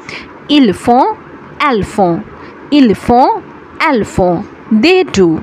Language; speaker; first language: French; non-native, learner; Bangla